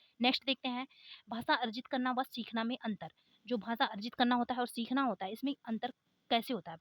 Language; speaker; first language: Hindi; native; Hindi